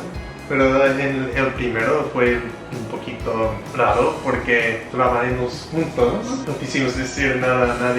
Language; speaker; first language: Spanish; non-native, fluent; English